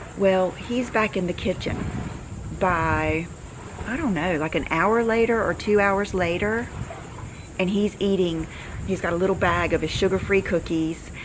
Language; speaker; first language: English; native; English